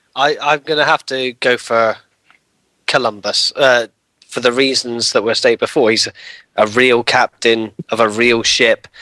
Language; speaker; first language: English; native; English